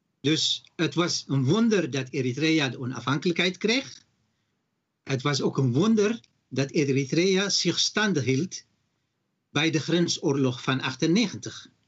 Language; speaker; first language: Dutch; non-native, fluent; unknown